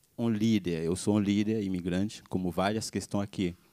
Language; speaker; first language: Portuguese; non-native, fluent; Haitian Creole